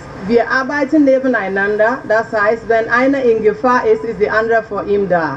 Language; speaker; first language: German; non-native, fluent; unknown